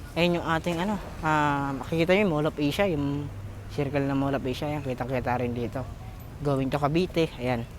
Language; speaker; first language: Filipino; native; Filipino